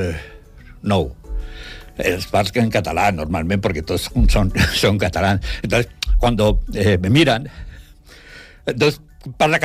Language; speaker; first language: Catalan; non-native, learner; Spanish